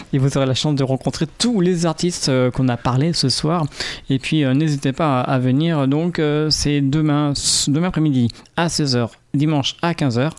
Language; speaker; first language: French; native; French